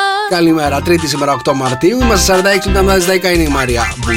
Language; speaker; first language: Greek; native; Greek